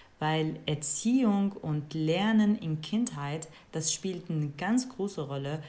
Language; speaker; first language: German; non-native, fluent; Kurdish